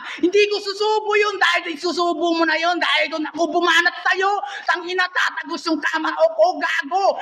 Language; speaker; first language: Filipino; native; Filipino